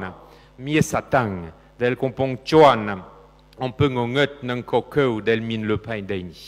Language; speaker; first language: Khmer; non-native, fluent; French